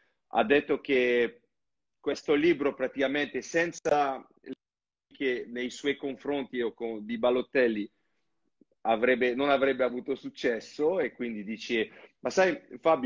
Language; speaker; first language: Italian; non-native, fluent; French